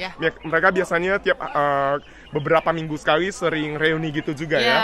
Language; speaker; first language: Indonesian; non-native, fluent; Chinese